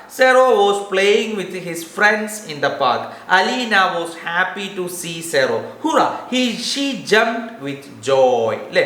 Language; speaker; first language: English; non-native, local second language; Malayalam